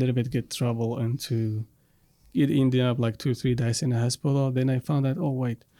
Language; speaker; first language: English; non-native, fluent; Arabic